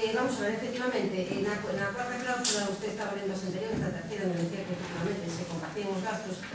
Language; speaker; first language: Spanish; non-native, local second language; Galician